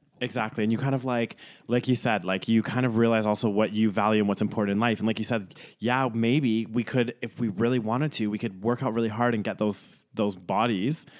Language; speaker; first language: English; native; English